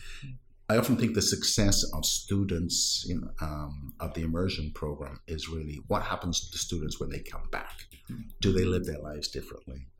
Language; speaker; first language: English; non-native, local second language; Welsh